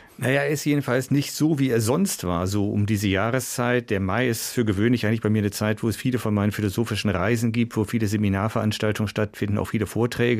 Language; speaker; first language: German; native; German